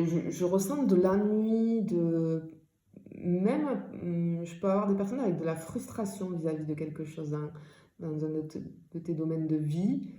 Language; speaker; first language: French; native; French